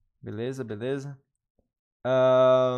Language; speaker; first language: Portuguese; native; Portuguese